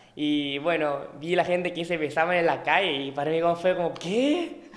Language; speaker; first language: Spanish; non-native, fluent; Thai